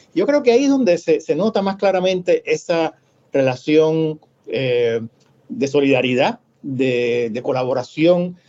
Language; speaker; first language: Spanish; native; Spanish